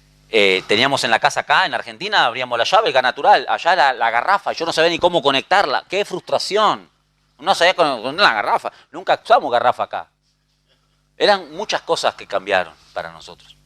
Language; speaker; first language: Spanish; native; Spanish